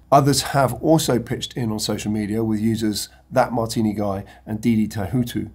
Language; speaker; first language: English; native; English